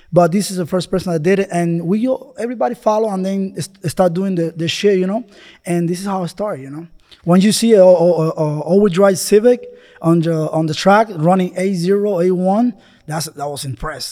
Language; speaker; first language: English; non-native, fluent; Spanish